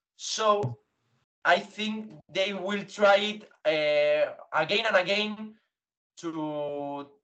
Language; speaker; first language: English; non-native, learner; Spanish